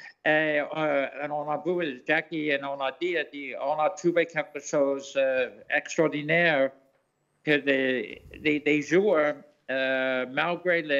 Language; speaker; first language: French; non-native, fluent; English